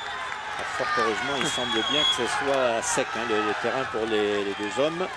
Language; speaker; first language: French; native; French